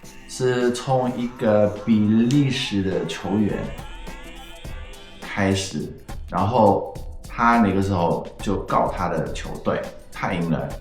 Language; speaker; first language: Chinese; non-native, fluent; Dutch